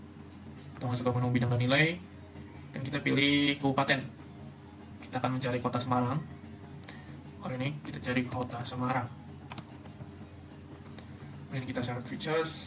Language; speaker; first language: Indonesian; native; Indonesian